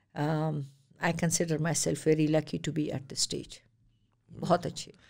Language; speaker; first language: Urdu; non-native, local second language; Pashto